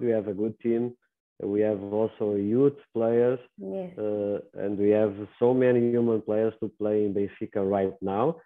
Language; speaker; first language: English; non-native, learner; Portuguese